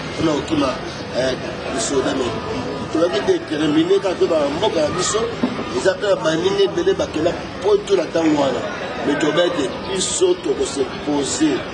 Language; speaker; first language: Lingala; non-native, fluent; Kongo